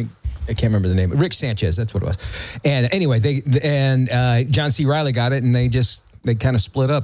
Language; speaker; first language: English; native; English